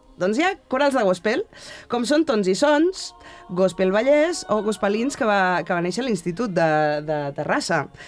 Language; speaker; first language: Catalan; native; Catalan